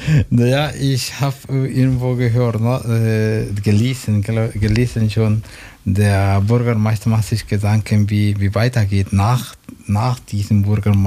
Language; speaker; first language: German; non-native, fluent; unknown